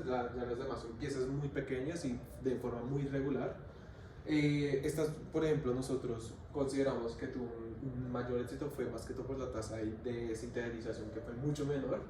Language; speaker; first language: Spanish; native; Spanish